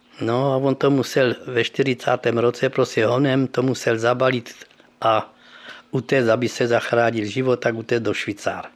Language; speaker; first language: Czech; early bilingual, heritage; Czech